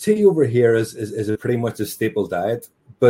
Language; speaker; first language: English; native; English